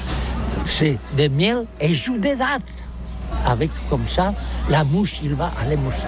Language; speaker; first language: French; non-native, learner; Catalan